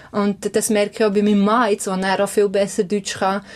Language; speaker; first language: German; early bilingual, other home language; Albanian